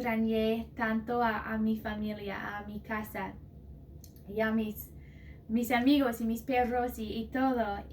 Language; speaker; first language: Spanish; non-native, fluent; English